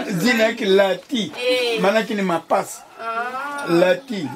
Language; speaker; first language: Swahili; non-native, local second language; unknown